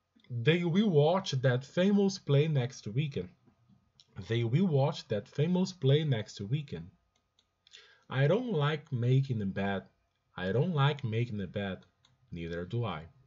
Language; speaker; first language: English; non-native, fluent; Portuguese